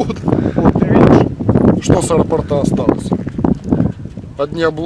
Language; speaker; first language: Russian; native; Russian